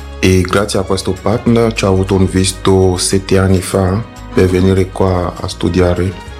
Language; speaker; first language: Italian; non-native, fluent; French